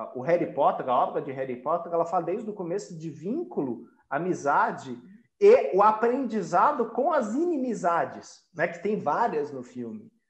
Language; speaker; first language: Portuguese; non-native, local second language; German